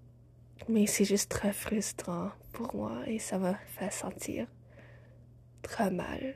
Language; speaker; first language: French; non-native, learner; English